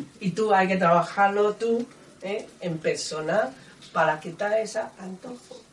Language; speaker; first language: Spanish; non-native, learner; Chinese